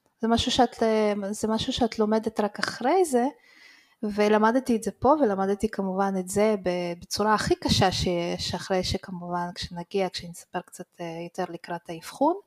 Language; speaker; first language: Hebrew; early bilingual, other home language; Russian